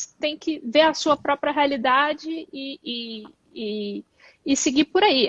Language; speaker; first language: Portuguese; native; Portuguese